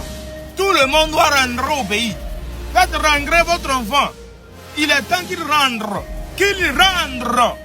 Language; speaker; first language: French; native; French